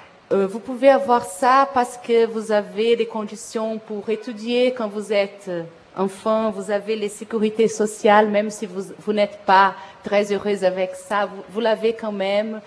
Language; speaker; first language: French; non-native, fluent; Portuguese